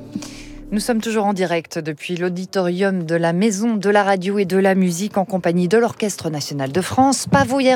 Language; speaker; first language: French; native; French